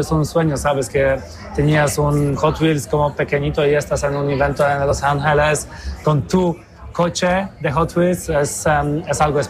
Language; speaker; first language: Spanish; non-native, learner; Polish